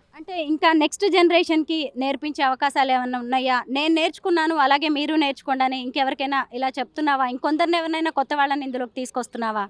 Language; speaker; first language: Telugu; native; Telugu